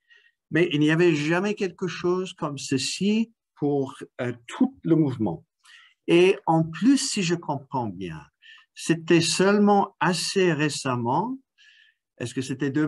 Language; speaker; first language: French; non-native, fluent; English